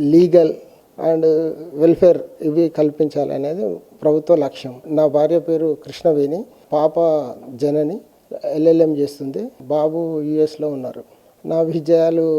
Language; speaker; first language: Telugu; native; Telugu